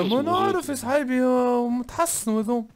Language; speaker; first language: Arabic; native; Arabic